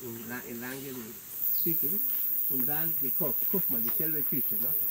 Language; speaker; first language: German; non-native, fluent; Spanish